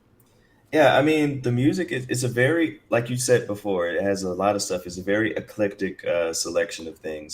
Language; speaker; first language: English; native; English